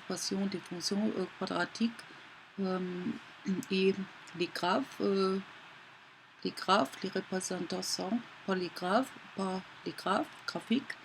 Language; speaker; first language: French; non-native, fluent; German